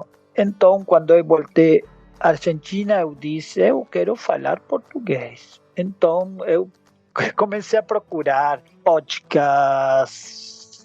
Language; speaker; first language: Portuguese; non-native, learner; Spanish